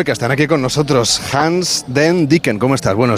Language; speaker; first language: Spanish; native; Spanish